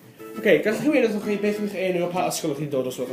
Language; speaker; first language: Welsh; non-native, local second language; English